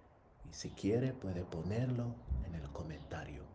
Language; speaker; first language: Spanish; non-native, fluent; English